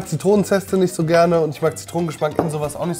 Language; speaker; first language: German; native; German